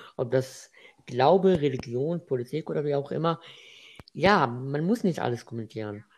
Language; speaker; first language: German; non-native, fluent; Arabic